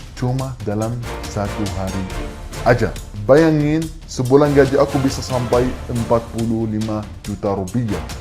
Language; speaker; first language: Indonesian; non-native, fluent; Arabic